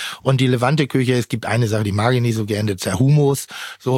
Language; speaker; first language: German; native; German